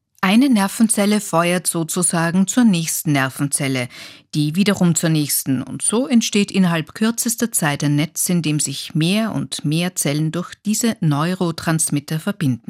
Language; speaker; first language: German; native; German